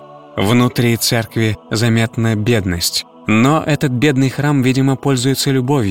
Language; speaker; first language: Russian; native; Russian